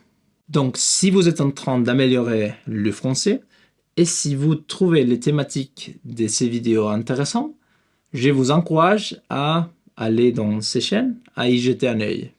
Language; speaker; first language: French; non-native, learner; Spanish